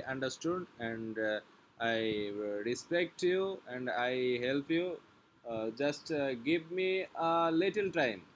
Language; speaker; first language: English; non-native, learner; Bangla